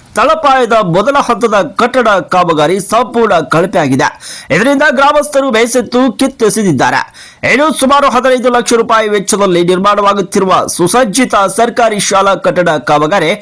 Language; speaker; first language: Kannada; non-native, local second language; Lambadi